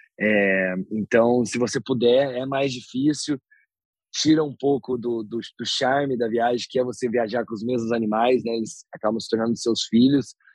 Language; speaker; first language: Portuguese; native; Portuguese